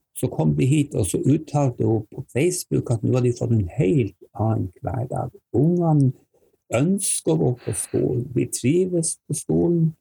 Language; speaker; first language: Norwegian; native; Norwegian